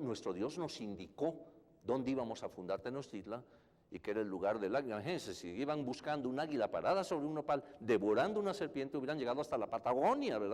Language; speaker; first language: Spanish; native; Spanish